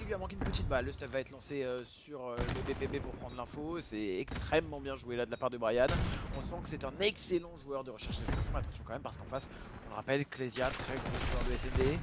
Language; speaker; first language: French; native; French